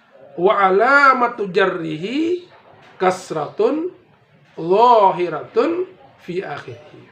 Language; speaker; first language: Arabic; non-native, fluent; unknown